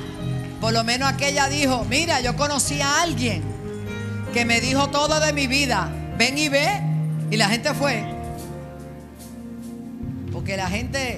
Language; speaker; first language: Spanish; native; Spanish